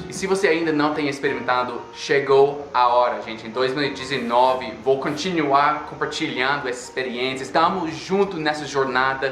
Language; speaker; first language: Portuguese; non-native, fluent; English